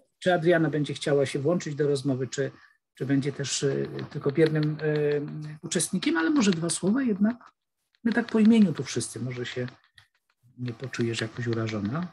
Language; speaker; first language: Polish; native; Polish